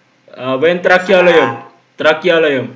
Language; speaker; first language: Turkish; non-native, learner; Indonesian